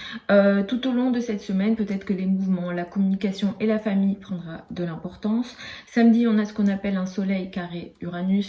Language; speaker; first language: French; native; French